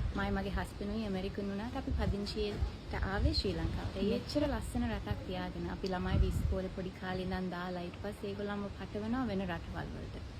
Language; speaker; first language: Sinhala; early bilingual, heritage; Sinhala